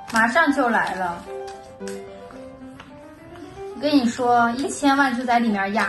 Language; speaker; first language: Chinese; native; Chinese